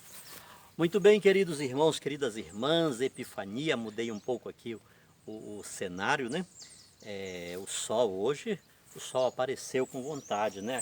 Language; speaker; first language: Portuguese; native; Portuguese